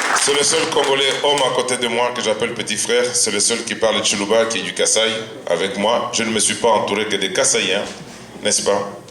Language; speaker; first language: French; non-native, local second language; Luba-Lulua